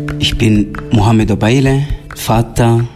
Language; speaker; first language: German; non-native, fluent; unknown